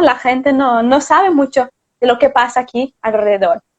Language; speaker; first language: Spanish; non-native, fluent; Portuguese